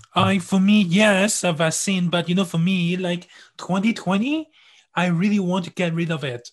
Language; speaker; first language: English; non-native, local second language; Cantonese